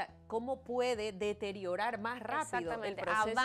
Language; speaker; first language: Spanish; native; Spanish